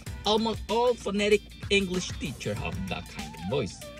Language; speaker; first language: English; non-native, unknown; Spanish